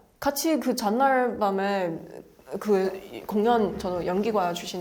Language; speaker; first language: Korean; non-native, fluent; Chinese